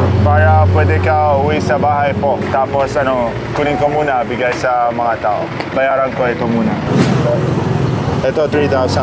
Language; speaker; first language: Filipino; non-native, learner; Arabic